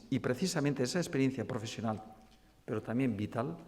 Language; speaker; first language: Spanish; non-native, local second language; Basque